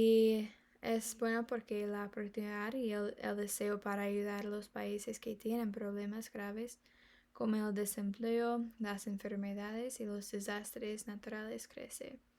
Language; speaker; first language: Spanish; non-native, learner; English